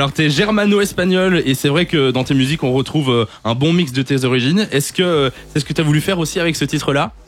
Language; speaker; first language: French; native; French